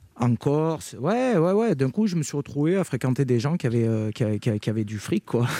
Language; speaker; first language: French; native; French